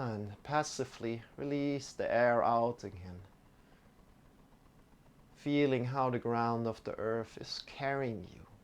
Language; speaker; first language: English; non-native, fluent; German